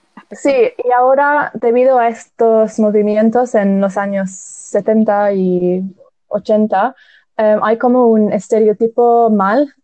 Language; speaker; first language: Spanish; non-native, fluent; English